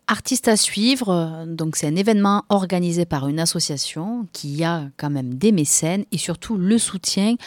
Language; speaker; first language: French; native; French